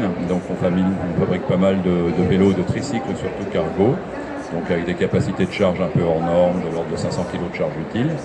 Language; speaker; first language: French; native; French